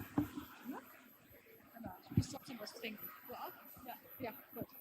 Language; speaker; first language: German; native; German